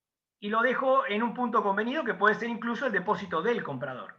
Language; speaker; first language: Spanish; native; Spanish